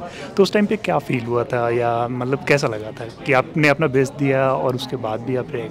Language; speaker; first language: Hindi; native; Hindi